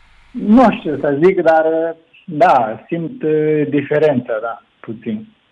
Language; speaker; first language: Romanian; non-native, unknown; Japanese